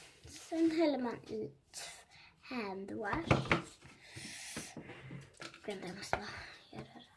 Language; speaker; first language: Swedish; early bilingual, other home language; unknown